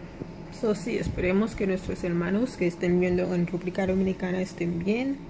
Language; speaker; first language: Spanish; non-native, fluent; Haitian Creole